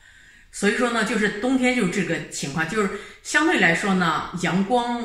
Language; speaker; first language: Chinese; native; Chinese